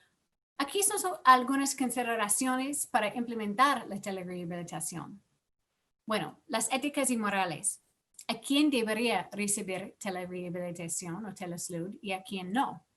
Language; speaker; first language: Spanish; non-native, fluent; English